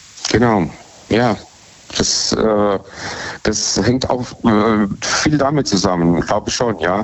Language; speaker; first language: German; native; German